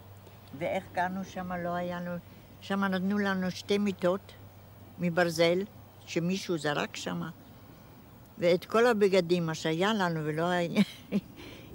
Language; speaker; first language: Hebrew; non-native, fluent; German